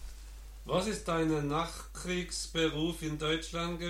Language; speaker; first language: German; non-native, learner; Norwegian